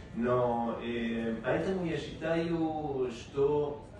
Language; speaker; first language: Russian; non-native, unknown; Spanish